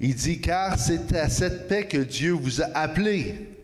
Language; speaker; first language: French; native; French